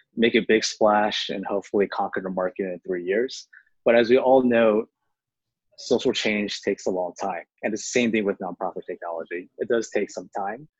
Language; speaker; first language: English; early bilingual, other home language; Chinese